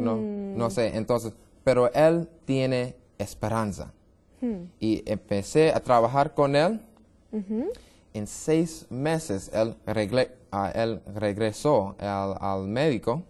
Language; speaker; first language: Spanish; non-native, learner; English